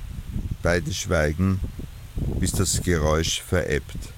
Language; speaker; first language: German; native; German